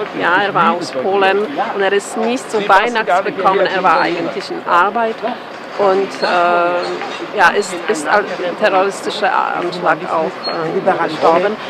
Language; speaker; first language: German; non-native, learner; Polish